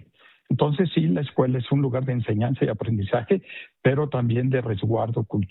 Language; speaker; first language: Spanish; native; Spanish